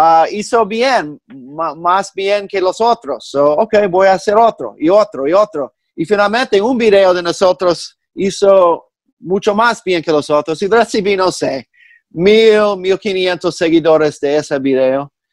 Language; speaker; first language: Spanish; non-native, fluent; English